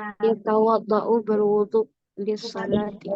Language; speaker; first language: Arabic; non-native, learner; Indonesian